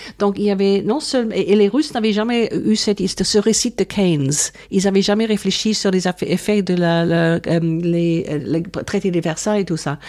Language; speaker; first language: French; non-native, fluent; German